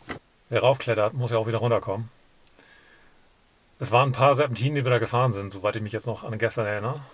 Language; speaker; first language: German; native; German